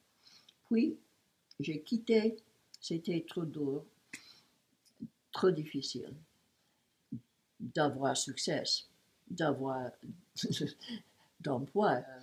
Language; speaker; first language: French; non-native, learner; English